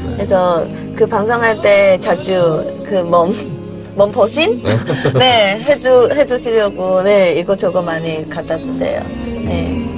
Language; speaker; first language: Korean; non-native, fluent; Chinese